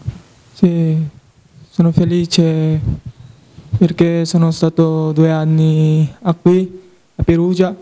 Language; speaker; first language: Italian; non-native, learner; Korean